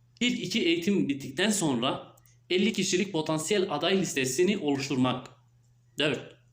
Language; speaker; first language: Turkish; native; Turkish